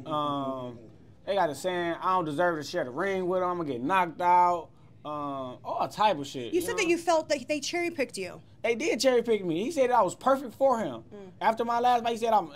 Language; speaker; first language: English; native; English